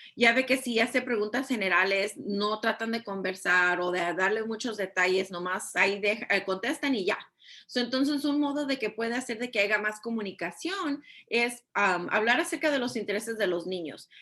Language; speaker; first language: Spanish; early bilingual, heritage; Spanish